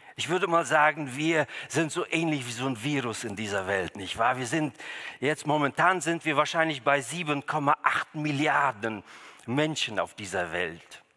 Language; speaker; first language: German; early bilingual, other home language; Russian